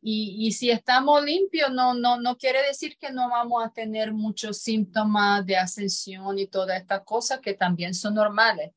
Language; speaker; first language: Spanish; non-native, fluent; Croatian